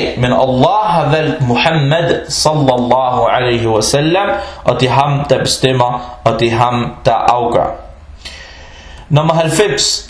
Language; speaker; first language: Danish; early bilingual, other home language; Arabic